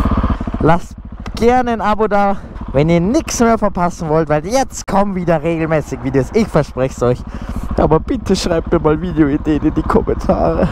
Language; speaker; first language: German; native; German